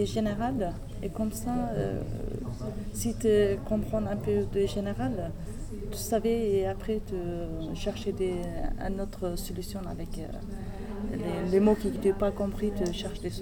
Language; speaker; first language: French; non-native, learner; Kurdish